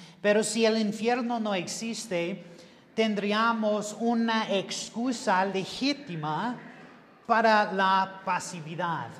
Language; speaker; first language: Spanish; non-native, learner; English